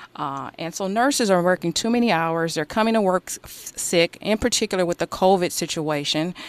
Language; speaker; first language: English; native; English